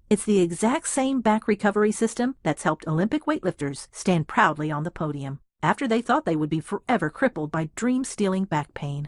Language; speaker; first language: English; native; English